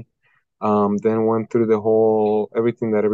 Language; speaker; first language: English; non-native, fluent; Spanish